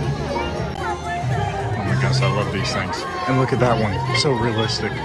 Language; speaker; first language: English; native; English